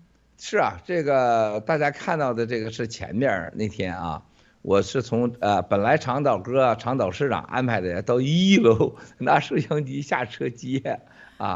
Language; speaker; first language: Chinese; native; Chinese